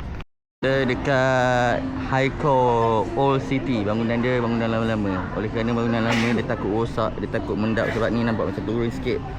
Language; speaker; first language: Malay; native; Malay